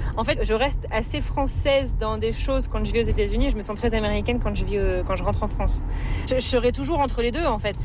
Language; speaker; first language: French; native; French